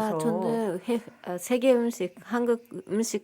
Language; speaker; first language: Korean; non-native, fluent; Japanese